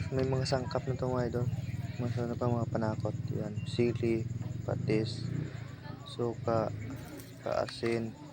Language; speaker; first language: Filipino; non-native, local second language; Hiligaynon